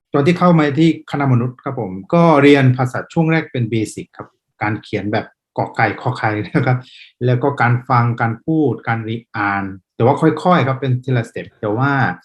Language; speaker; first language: Thai; non-native, fluent; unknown